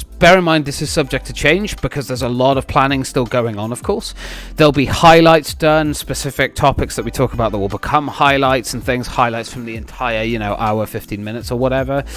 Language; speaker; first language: English; native; English